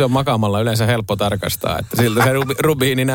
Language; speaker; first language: Finnish; native; Finnish